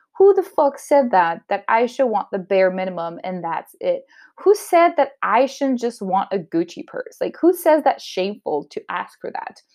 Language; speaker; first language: English; non-native, local second language; French